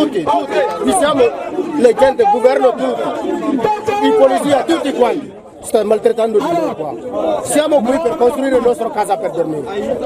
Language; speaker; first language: Italian; non-native, learner; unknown